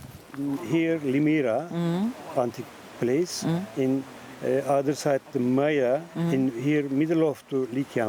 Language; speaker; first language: English; non-native, learner; Turkish